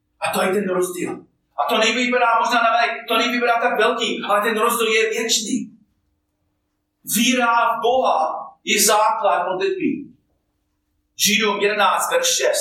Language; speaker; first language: Czech; non-native, fluent; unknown